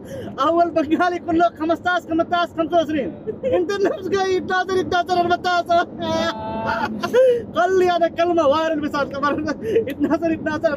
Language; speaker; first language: Arabic; non-native, learner; Hindi